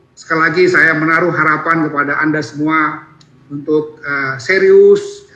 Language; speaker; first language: Indonesian; native; Indonesian